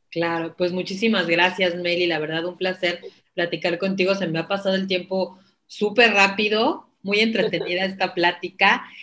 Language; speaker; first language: Spanish; native; Spanish